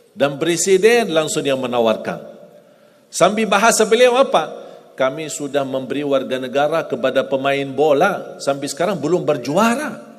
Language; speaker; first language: Indonesian; non-native, fluent; Arabic